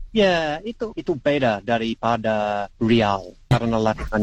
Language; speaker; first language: Indonesian; non-native, learner; English